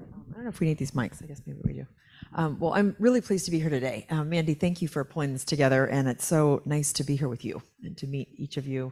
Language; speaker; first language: English; native; English